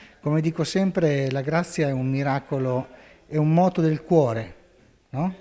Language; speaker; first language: Italian; native; Italian